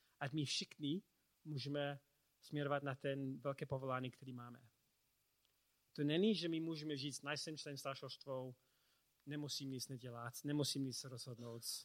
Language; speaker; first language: Czech; non-native, learner; English